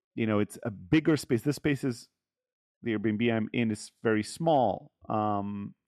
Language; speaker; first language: English; early bilingual, heritage; German